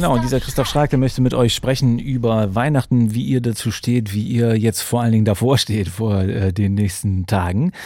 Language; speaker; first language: German; native; German